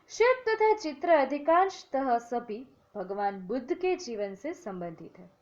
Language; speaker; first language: Hindi; non-native, local second language; Gujarati